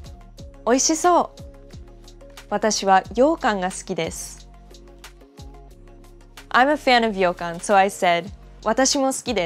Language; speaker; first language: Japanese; non-native, fluent; English